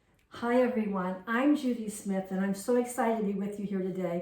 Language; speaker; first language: English; native; English